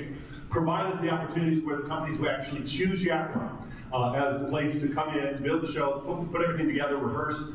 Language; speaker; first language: English; native; English